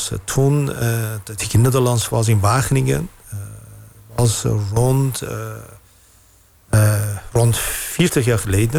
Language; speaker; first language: Dutch; non-native, fluent; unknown